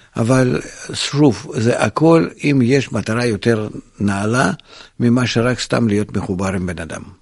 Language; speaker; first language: Hebrew; non-native, fluent; Russian